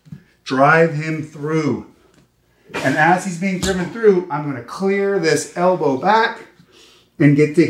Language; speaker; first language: English; native; English